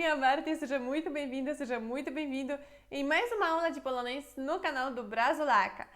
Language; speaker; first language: Portuguese; non-native, fluent; Polish